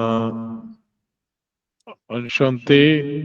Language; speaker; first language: English; non-native, local second language; Hindi